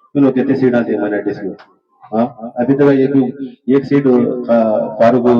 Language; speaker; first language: Hindi; non-native, local second language; Urdu